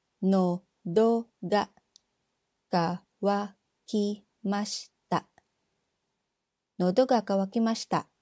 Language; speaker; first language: Japanese; non-native, fluent; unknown